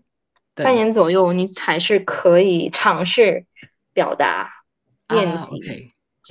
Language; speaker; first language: Chinese; early bilingual, heritage; Chinese